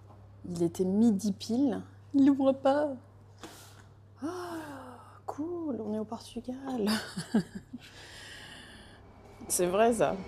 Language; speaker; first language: French; early bilingual, other home language; Portuguese